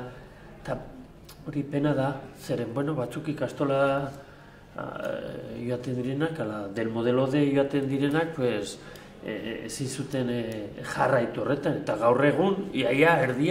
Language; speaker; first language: Basque; non-native, local second language; Spanish